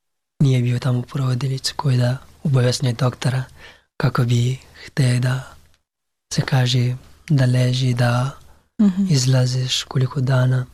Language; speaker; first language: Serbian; non-native, learner; Pashto